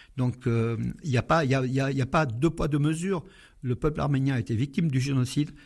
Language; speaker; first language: French; non-native, fluent; Armenian